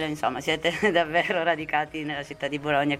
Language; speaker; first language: Italian; native; Italian